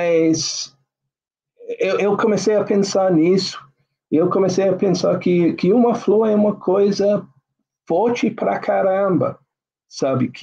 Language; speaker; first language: Portuguese; non-native, fluent; English